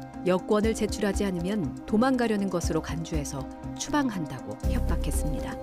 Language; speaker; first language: Korean; native; Korean